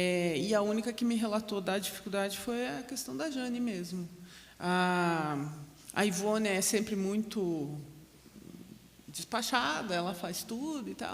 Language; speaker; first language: Portuguese; native; Portuguese